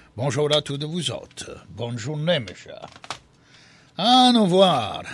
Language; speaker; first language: French; native; French